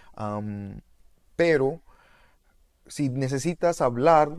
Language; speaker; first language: Spanish; non-native, learner; English